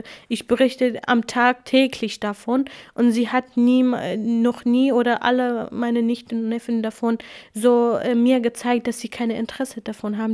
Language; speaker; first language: German; non-native, fluent; Kurdish